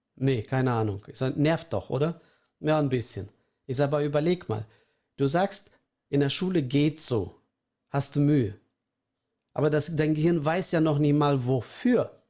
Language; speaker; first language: German; early bilingual, other home language; Russian